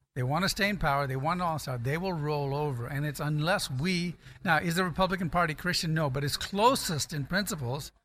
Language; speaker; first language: English; non-native, local second language; Akan